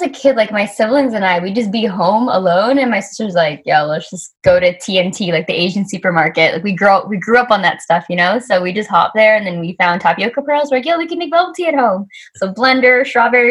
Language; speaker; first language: English; native; English